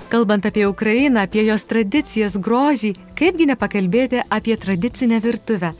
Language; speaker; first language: Lithuanian; native; Lithuanian